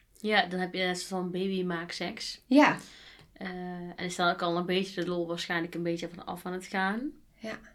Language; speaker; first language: Dutch; native; Dutch